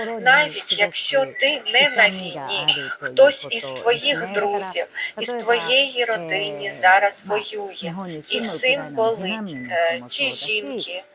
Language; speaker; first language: Ukrainian; non-native, fluent; Japanese